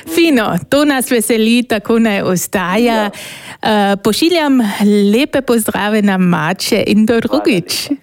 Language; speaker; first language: Slovenian; native; Slovenian